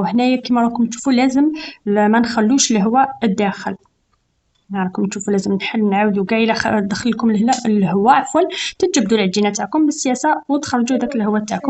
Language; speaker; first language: Arabic; native; Arabic